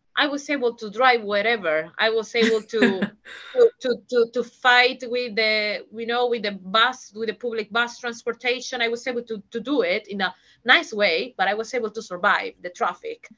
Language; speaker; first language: English; non-native, fluent; Spanish